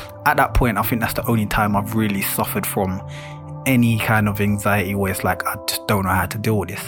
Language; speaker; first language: English; native; English